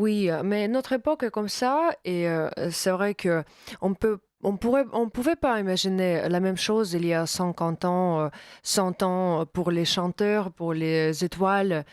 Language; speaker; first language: French; non-native, fluent; Russian